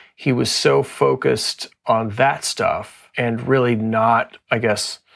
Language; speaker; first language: English; native; English